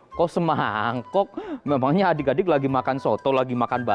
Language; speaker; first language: Indonesian; native; Indonesian